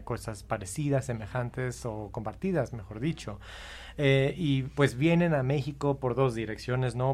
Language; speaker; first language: Spanish; non-native, fluent; English